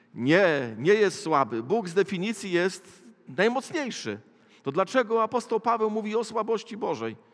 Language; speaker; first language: Polish; native; Polish